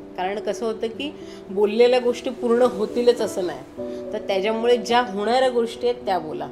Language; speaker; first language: Marathi; non-native, local second language; Kannada